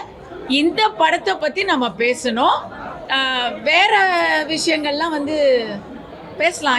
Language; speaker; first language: Tamil; native; Tamil